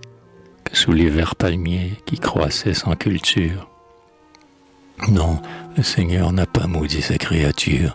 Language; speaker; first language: French; native; French